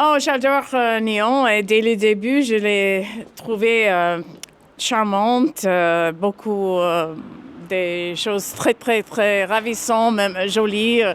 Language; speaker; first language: French; non-native, fluent; English